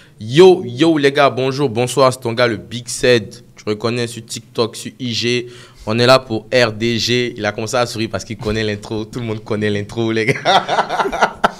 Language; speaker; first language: French; native; French